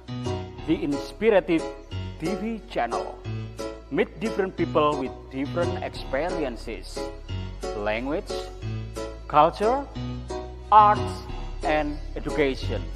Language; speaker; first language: English; non-native, fluent; Indonesian